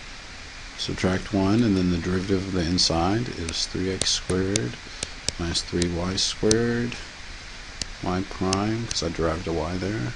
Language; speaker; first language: English; native; English